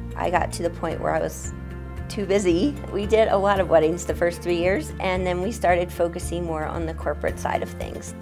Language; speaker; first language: English; native; English